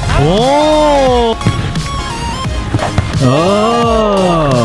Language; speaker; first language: Korean; non-native, learner; Portuguese